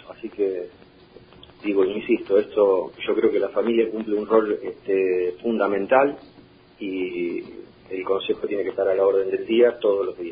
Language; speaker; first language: Spanish; native; Spanish